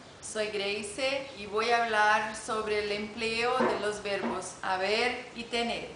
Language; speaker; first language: Spanish; non-native, learner; Portuguese